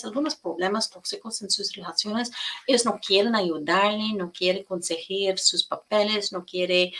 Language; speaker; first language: Spanish; non-native, fluent; English